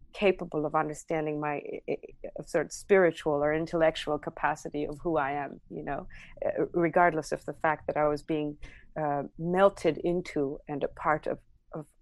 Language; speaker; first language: English; non-native, fluent; Armenian